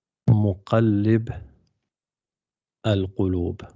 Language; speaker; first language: Arabic; non-native, fluent; English